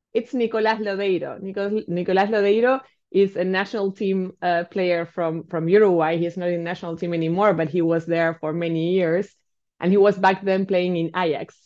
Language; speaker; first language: English; non-native, fluent; Spanish